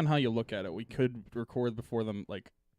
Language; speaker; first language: English; native; English